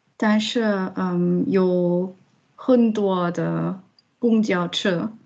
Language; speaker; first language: Chinese; non-native, learner; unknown